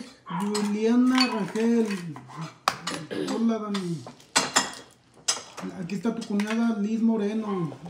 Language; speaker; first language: Spanish; native; Spanish